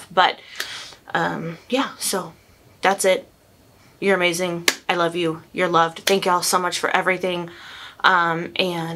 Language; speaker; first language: English; native; English